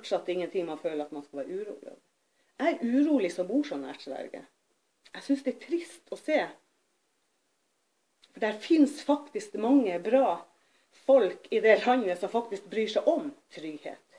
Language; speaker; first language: Norwegian; native; Norwegian